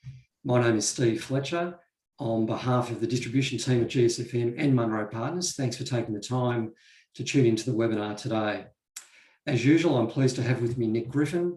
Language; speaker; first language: English; native; English